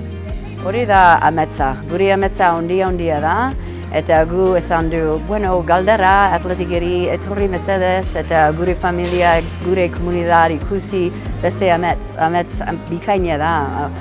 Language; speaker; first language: Basque; early bilingual, heritage; English